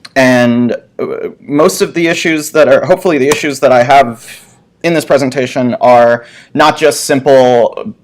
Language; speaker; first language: English; native; English